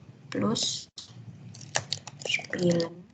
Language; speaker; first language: German; non-native, fluent; Indonesian